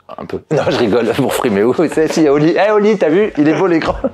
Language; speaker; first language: French; native; French